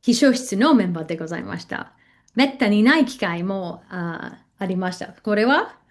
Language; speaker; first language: Japanese; non-native, fluent; English